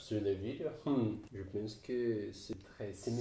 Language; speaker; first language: French; non-native, learner; Portuguese